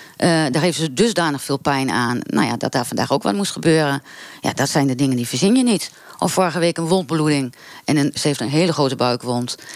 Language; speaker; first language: Dutch; native; Dutch